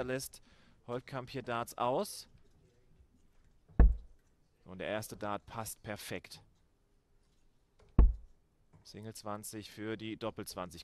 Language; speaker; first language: German; native; German